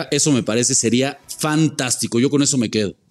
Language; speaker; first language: Spanish; native; Spanish